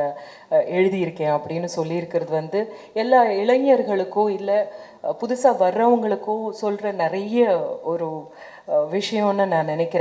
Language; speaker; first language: Tamil; native; Tamil